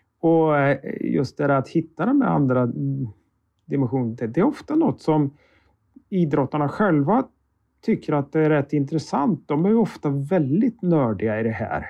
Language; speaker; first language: Swedish; native; Swedish